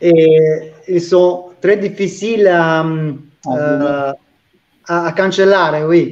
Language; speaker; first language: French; non-native, learner; Italian